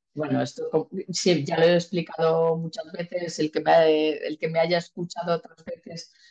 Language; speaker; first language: Spanish; native; Spanish